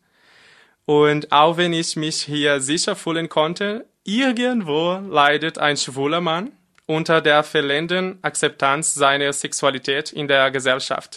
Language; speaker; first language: German; non-native, fluent; Portuguese